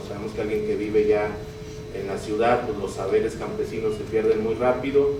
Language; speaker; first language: Spanish; native; Spanish